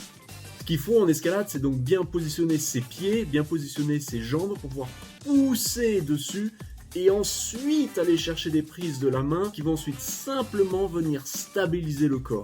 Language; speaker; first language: French; native; French